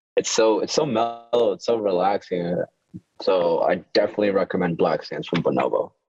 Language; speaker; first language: English; native; English